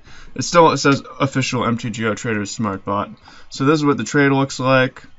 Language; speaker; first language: English; native; English